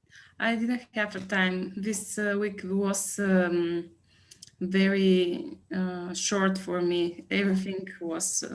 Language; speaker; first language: English; non-native, learner; Bulgarian